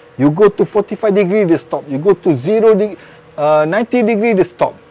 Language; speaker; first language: English; non-native, local second language; Malay